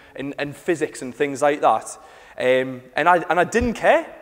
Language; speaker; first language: English; native; English